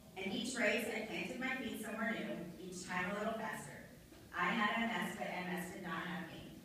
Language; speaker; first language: English; native; English